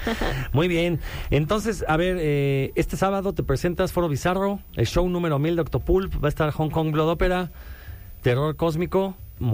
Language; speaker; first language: Spanish; native; Spanish